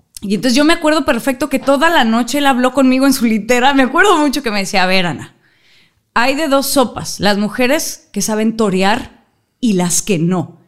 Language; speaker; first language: Spanish; native; Spanish